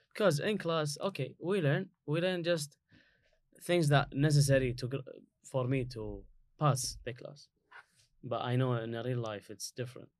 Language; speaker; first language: English; non-native, learner; Arabic